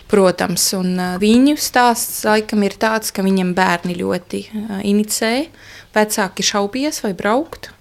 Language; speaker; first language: Latvian; non-native, fluent; Estonian